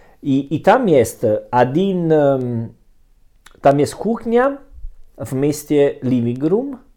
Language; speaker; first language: Russian; non-native, learner; Italian